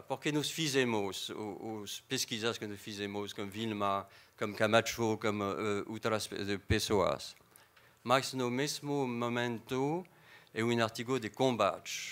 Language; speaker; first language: Portuguese; non-native, fluent; French